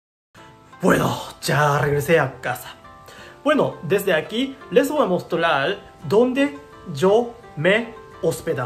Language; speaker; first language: Spanish; non-native, learner; Japanese